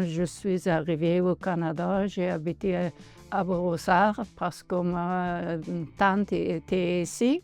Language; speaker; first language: French; non-native, learner; Persian